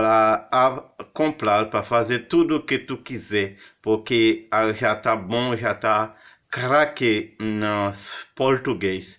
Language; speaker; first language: Portuguese; non-native, fluent; Haitian Creole